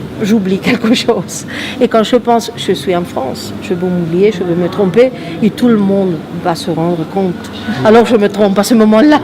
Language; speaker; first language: French; non-native, fluent; Spanish